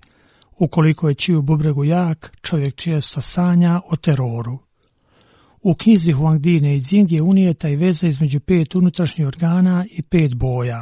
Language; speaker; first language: Croatian; non-native, fluent; Chinese